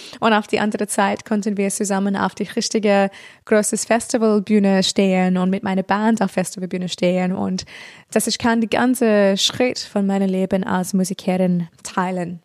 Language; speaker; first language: German; non-native, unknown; English